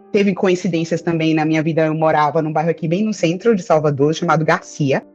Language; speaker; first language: Portuguese; native; Portuguese